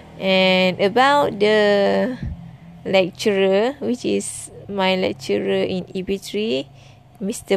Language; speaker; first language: English; non-native, learner; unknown